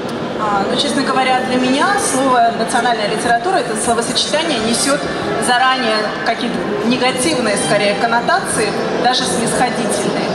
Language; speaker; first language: Russian; native; Russian